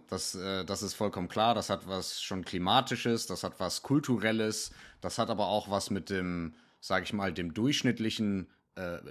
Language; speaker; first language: German; native; German